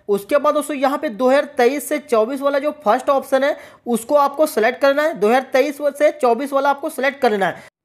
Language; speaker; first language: Hindi; native; Hindi